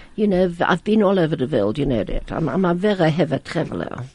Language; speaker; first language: English; non-native, fluent; Latvian